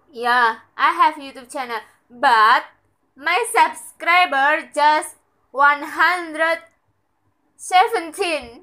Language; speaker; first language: English; non-native, learner; Indonesian